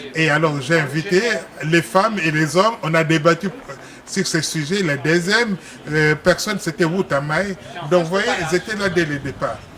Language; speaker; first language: French; non-native, local second language; Lingala